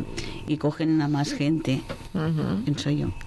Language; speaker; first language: Catalan; non-native, local second language; Spanish